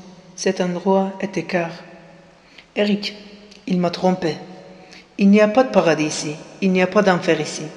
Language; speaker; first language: French; non-native, learner; Turkish